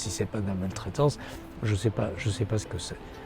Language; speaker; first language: French; native; French